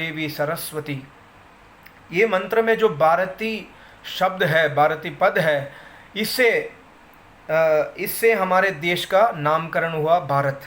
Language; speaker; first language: Hindi; non-native, local second language; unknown